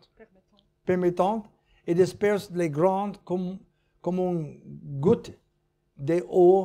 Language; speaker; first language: French; non-native, learner; English